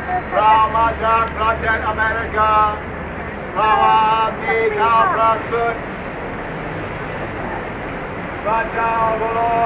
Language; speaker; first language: Thai; non-native, learner; English